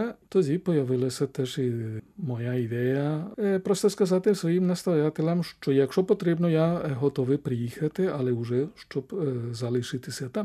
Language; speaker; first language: Ukrainian; non-native, fluent; Spanish